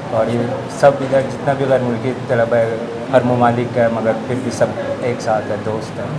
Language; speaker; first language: Urdu; non-native, fluent; Morisyen